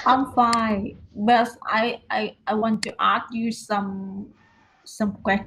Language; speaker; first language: English; non-native, learner; Vietnamese